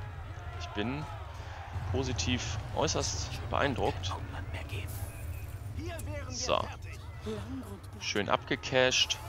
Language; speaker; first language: German; native; German